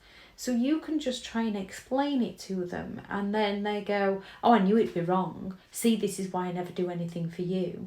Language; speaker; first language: English; native; English